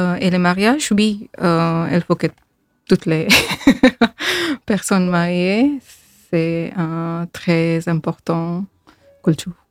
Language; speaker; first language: French; non-native, fluent; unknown